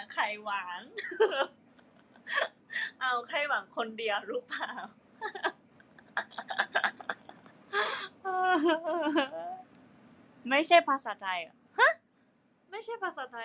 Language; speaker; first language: Thai; non-native, fluent; Japanese